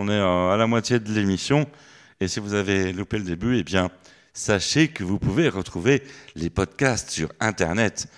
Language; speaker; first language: French; native; French